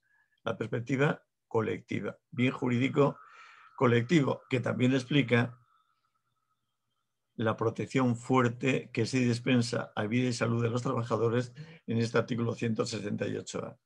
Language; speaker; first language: Spanish; native; Spanish